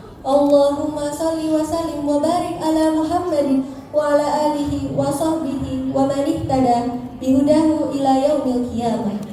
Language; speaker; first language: Arabic; non-native, learner; Indonesian